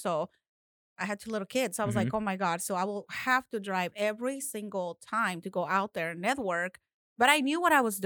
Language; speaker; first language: English; non-native, fluent; Spanish